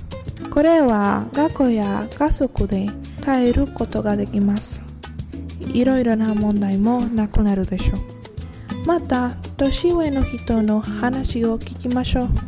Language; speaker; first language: Japanese; non-native, learner; Spanish